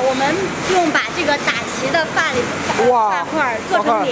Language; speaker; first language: Chinese; native; Chinese